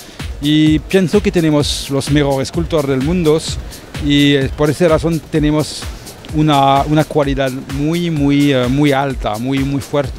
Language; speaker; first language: Spanish; non-native, fluent; French